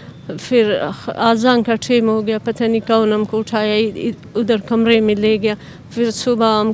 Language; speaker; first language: Hindi; non-native, local second language; Baluchi